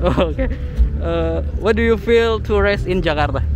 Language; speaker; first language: English; non-native, learner; Indonesian